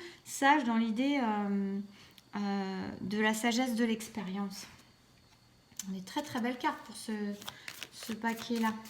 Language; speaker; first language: French; native; French